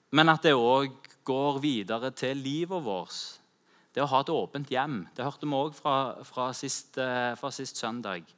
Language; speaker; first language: Norwegian; native; Norwegian